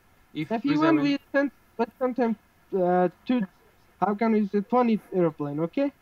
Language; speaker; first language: English; non-native, learner; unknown